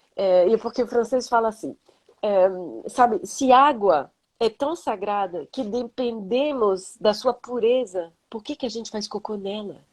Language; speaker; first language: Portuguese; non-native, fluent; French